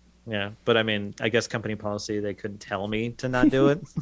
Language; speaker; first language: English; native; English